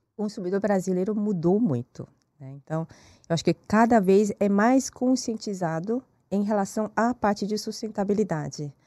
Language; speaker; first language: Portuguese; non-native, fluent; Korean